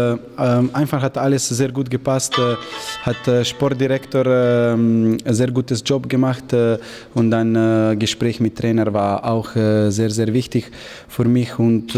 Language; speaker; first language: German; non-native, learner; Slovenian